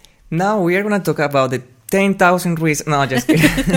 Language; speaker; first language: English; non-native, fluent; Spanish